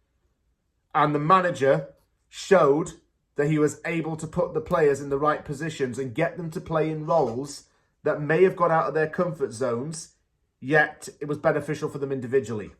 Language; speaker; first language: English; native; English